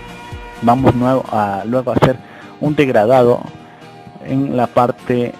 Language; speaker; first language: Spanish; native; Spanish